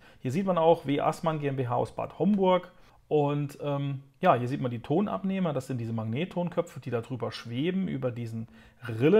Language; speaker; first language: German; native; German